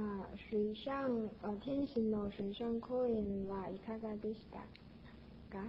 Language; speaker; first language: Japanese; non-native, learner; Chinese